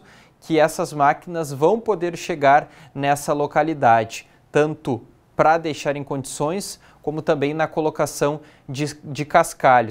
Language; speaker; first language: Portuguese; native; Portuguese